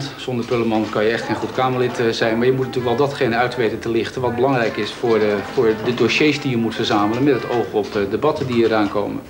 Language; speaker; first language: Dutch; native; Dutch